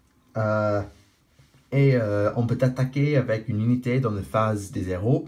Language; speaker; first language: French; non-native, fluent; English